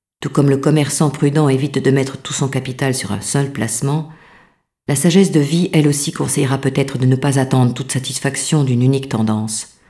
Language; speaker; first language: French; native; French